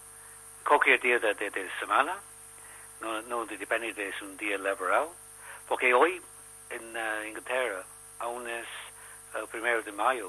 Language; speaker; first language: Spanish; non-native, learner; English